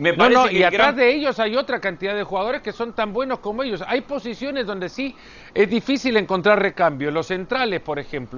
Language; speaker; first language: Spanish; native; Spanish